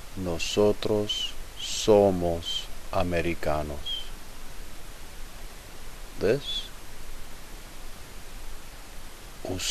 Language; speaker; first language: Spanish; non-native, fluent; English